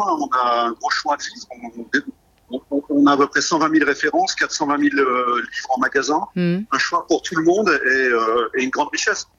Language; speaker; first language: French; native; French